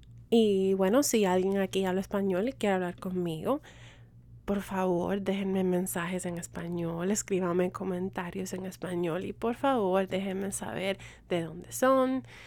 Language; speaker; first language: Spanish; early bilingual, heritage; Spanish